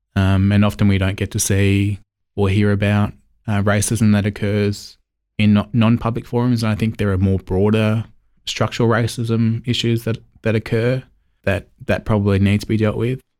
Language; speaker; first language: English; native; English